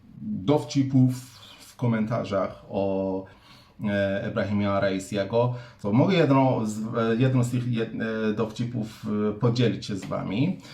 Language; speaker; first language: Polish; non-native, fluent; Persian